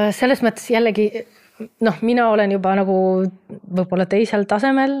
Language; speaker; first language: Estonian; non-native, local second language; Russian